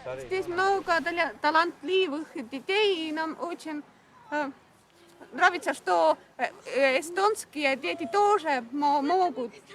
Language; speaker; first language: Russian; non-native, learner; Latvian